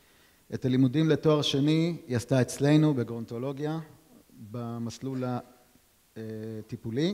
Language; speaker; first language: Hebrew; native; Hebrew